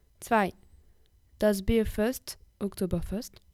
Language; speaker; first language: German; non-native, learner; French